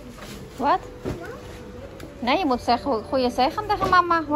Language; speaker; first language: Dutch; early bilingual, heritage; Dutch